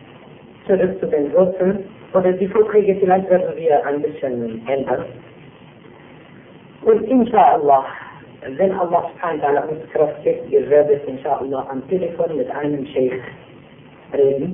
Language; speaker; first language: German; non-native, fluent; Arabic